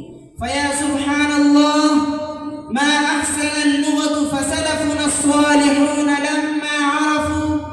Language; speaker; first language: Arabic; non-native, learner; Urdu